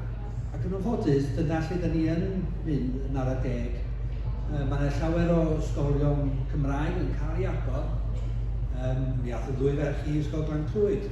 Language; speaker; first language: Welsh; native; Welsh